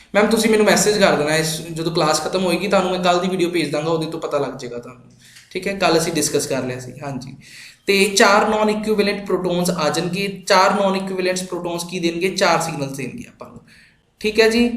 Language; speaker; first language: Hindi; non-native, local second language; Punjabi